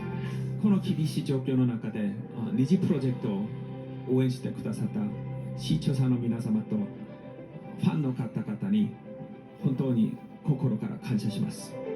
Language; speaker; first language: Japanese; non-native, fluent; Korean